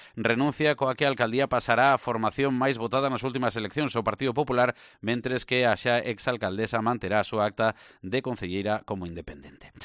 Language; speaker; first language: Galician; native; Galician